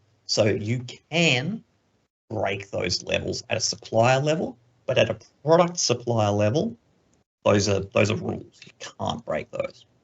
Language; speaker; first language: English; native; English